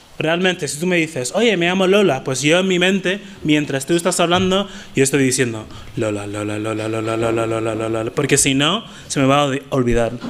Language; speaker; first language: Spanish; non-native, fluent; English